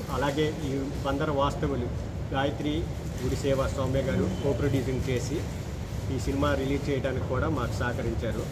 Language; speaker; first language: Telugu; native; Telugu